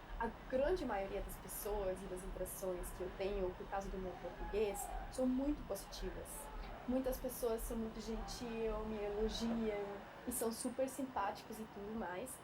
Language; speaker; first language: Portuguese; non-native, fluent; Swiss German